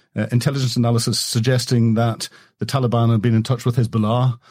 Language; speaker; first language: English; native; English